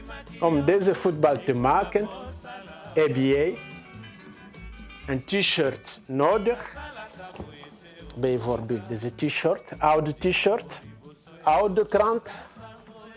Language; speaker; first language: Dutch; non-native, fluent; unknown